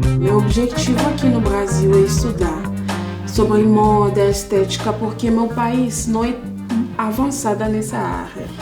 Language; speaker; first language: Portuguese; non-native, fluent; Swahili